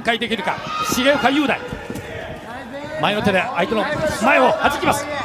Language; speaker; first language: Japanese; native; Japanese